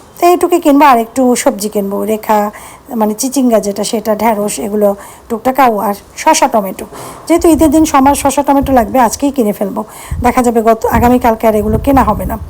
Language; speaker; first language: Bangla; native; Bangla